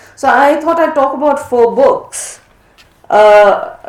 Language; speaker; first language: English; non-native, local second language; Hindi